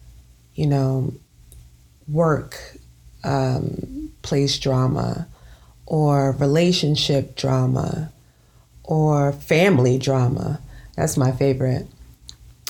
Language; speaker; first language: English; native; English